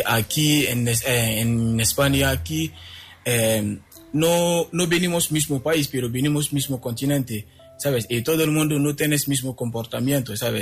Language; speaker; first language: Spanish; non-native, local second language; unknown